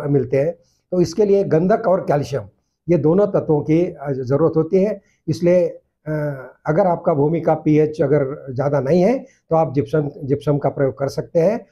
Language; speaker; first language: Hindi; non-native, local second language; Marathi